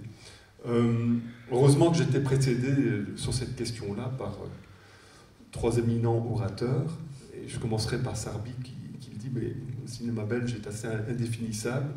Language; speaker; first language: French; native; French